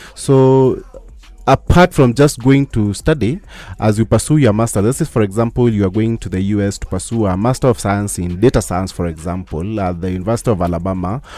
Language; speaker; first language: English; non-native, local second language; Meru